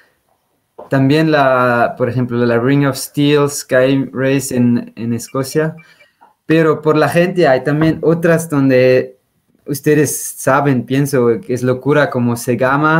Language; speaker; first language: Spanish; non-native, fluent; Swiss German